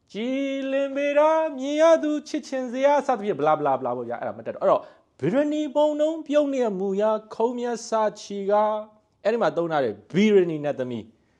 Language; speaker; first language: Burmese; native; Burmese